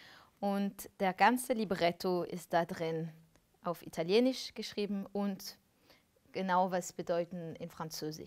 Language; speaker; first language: German; non-native, fluent; French